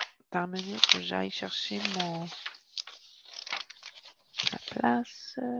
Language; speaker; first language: French; native; French